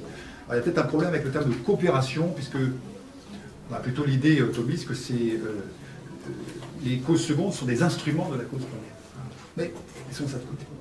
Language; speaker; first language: French; native; French